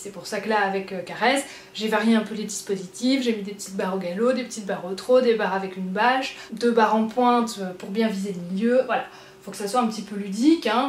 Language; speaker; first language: French; native; French